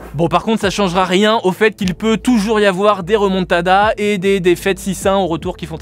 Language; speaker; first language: French; native; French